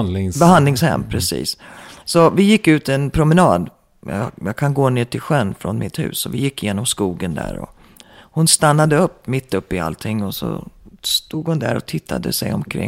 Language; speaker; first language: Swedish; early bilingual, heritage; Swedish